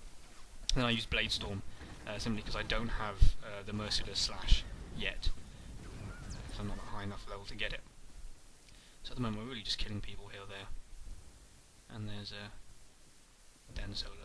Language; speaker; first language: English; native; English